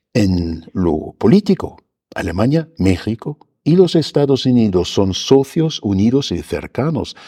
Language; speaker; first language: Spanish; non-native, fluent; German